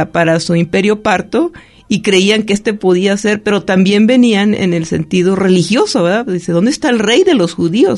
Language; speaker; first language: Spanish; native; Spanish